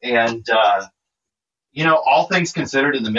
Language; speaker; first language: English; native; English